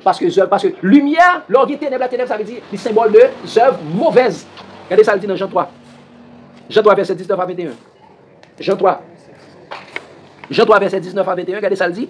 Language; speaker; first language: French; non-native, local second language; Haitian Creole